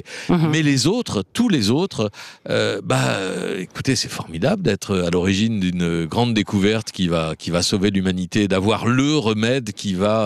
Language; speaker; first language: French; native; French